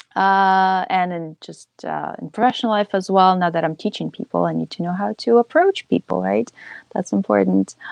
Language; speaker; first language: English; early bilingual, other home language; Ukrainian